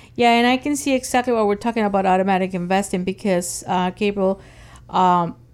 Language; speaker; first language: English; early bilingual, other home language; Spanish